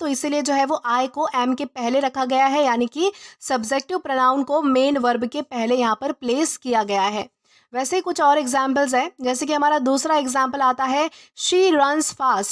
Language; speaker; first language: Hindi; native; Hindi